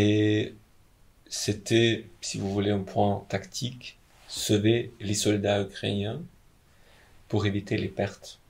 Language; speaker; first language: French; non-native, fluent; Ukrainian